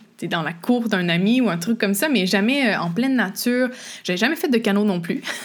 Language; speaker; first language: French; native; French